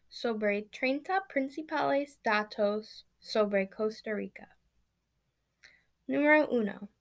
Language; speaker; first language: Spanish; non-native, learner; English